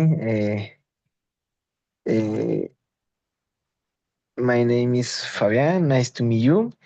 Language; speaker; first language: English; non-native, learner; Spanish